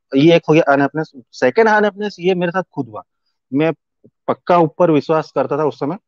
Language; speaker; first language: Hindi; native; Hindi